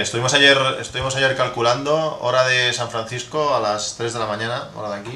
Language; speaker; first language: Spanish; native; Spanish